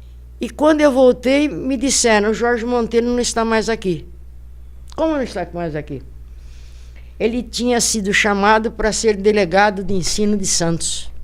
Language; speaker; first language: Portuguese; native; Portuguese